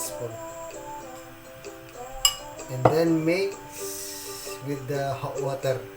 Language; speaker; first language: English; non-native, learner; Indonesian